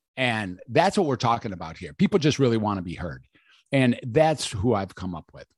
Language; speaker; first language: English; native; English